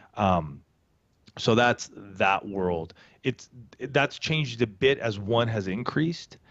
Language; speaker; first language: English; native; English